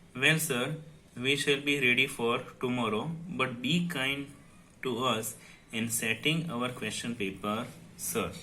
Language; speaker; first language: English; non-native, local second language; Gujarati